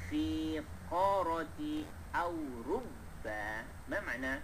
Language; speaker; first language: Arabic; non-native, fluent; Malay